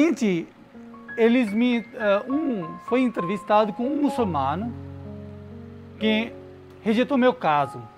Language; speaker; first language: Portuguese; non-native, learner; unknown